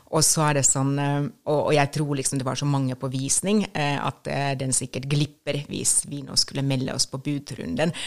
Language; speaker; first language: Norwegian; non-native, fluent; Finnish